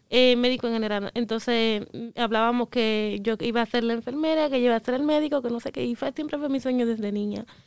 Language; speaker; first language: Spanish; native; Spanish